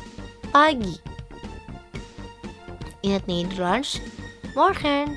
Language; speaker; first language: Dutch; non-native, fluent; Indonesian